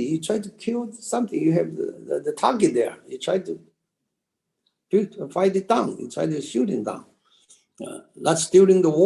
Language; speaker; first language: English; non-native, local second language; Chinese